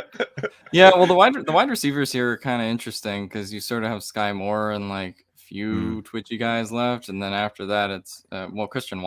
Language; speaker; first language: English; native; English